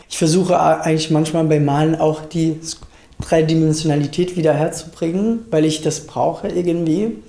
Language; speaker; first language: German; non-native, fluent; Italian